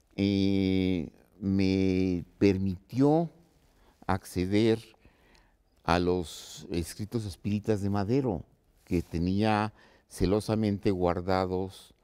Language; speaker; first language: Spanish; native; Spanish